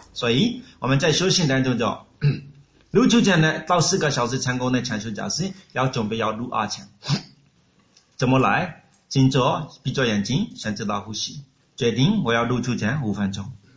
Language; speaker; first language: Chinese; non-native, fluent; Burmese